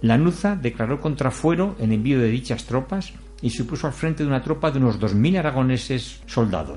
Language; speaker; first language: Spanish; native; Spanish